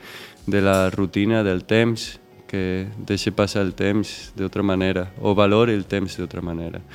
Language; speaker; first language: Catalan; non-native, local second language; Spanish